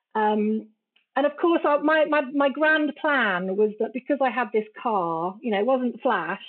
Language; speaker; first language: English; native; English